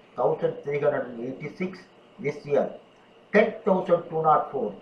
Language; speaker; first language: English; non-native, local second language; Tamil